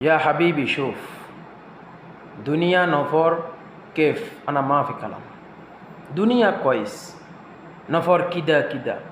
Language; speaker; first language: Arabic; non-native, learner; Bangla